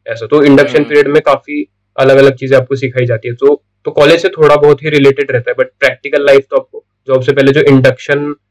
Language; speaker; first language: Hindi; non-native, local second language; Marathi